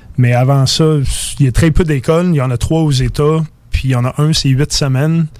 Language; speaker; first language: French; non-native, fluent; English